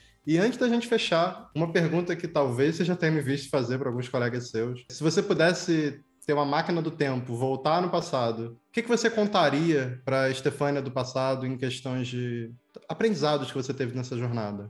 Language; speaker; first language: Portuguese; native; Portuguese